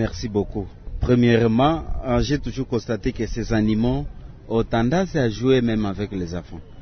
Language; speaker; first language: French; non-native, local second language; Nande